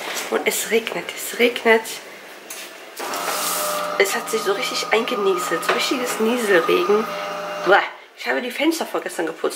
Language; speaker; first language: German; native; German